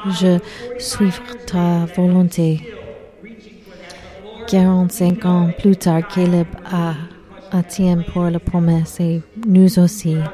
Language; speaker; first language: French; non-native, learner; English